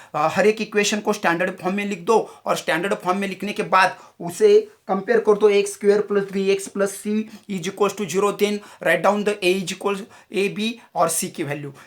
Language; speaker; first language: Hindi; non-native, local second language; Marathi